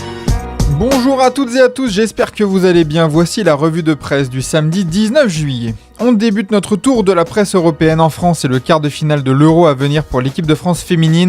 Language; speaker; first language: French; native; French